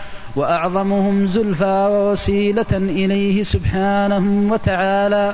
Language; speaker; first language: Arabic; native; Arabic